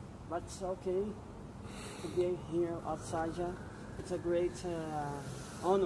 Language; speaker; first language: English; non-native, learner; Portuguese